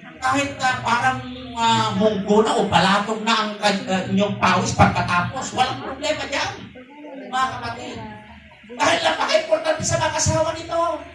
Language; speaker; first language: Filipino; non-native, local second language; Iloko